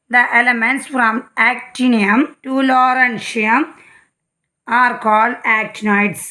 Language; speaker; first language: English; non-native, local second language; Malayalam